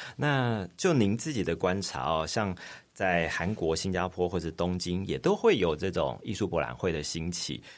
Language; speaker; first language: Chinese; native; Chinese